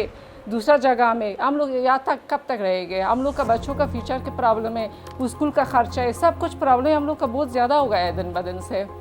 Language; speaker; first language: Hindi; non-native, fluent; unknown